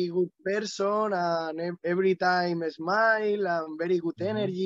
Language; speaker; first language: English; non-native, learner; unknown